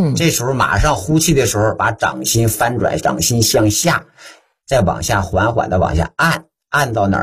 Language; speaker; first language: Chinese; native; Chinese